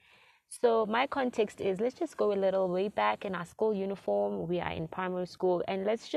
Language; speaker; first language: English; non-native, local second language; Zulu